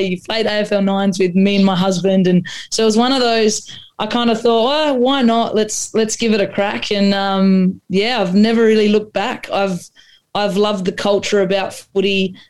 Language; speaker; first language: English; non-native, local second language; Croatian